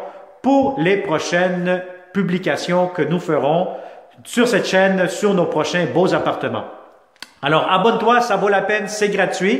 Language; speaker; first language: French; native; French